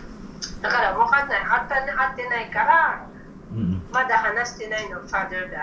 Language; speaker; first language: Japanese; non-native, learner; Filipino